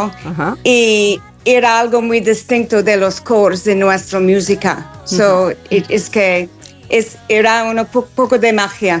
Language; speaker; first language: Spanish; non-native, learner; English